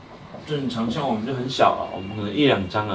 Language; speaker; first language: Chinese; native; Chinese